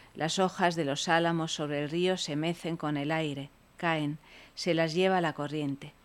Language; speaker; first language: Spanish; early bilingual, other home language; Italian